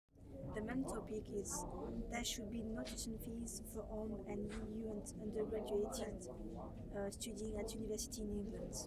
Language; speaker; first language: English; non-native, fluent; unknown